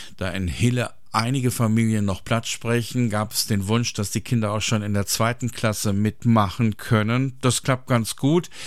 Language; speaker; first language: German; native; German